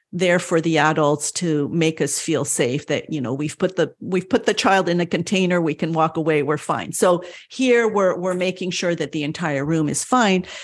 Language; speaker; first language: English; early bilingual, other home language; French